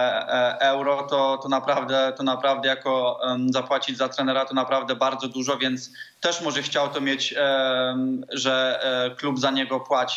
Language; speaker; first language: Polish; early bilingual, heritage; Polish